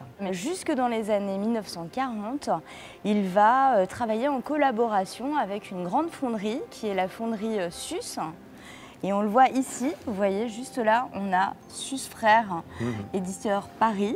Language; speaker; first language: French; native; French